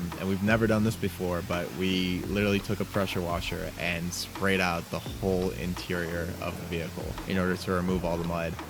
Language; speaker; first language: English; native; English